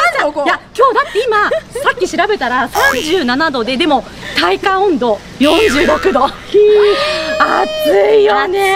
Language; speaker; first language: Japanese; native; Japanese